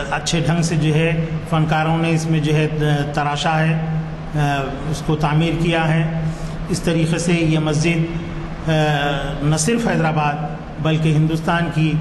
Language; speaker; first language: Urdu; native; Urdu